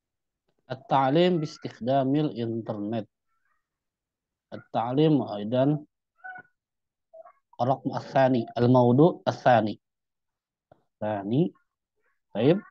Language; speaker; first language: Arabic; non-native, fluent; Indonesian